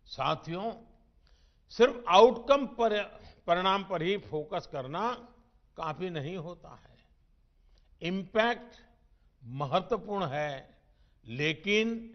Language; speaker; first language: Hindi; non-native, local second language; Gujarati